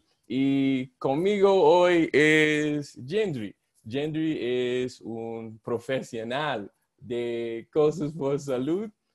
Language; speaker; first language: Spanish; non-native, learner; English